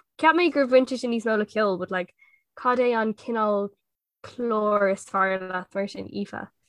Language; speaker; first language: Irish; non-native, local second language; English